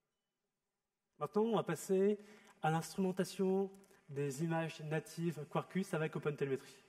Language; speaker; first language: French; native; French